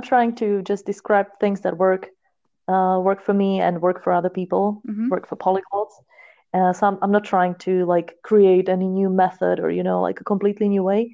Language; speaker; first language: English; non-native, fluent; Slovak